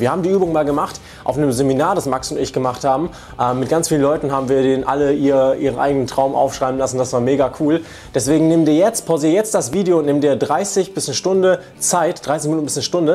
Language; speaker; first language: German; native; German